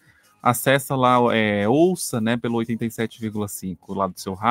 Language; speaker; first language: Portuguese; native; Portuguese